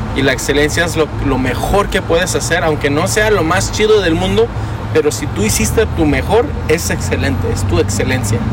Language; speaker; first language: Spanish; early bilingual, heritage; Spanish